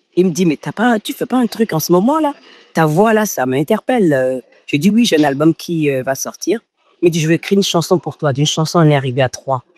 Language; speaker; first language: French; non-native, local second language; Fon